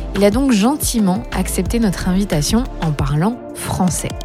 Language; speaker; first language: French; native; French